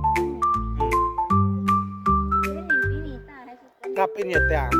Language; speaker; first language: Chinese; non-native, learner; Filipino